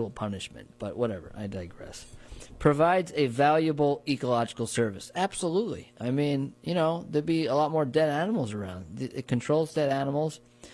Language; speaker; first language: English; native; English